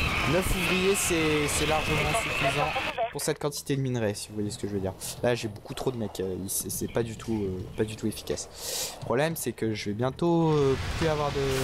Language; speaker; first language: French; native; French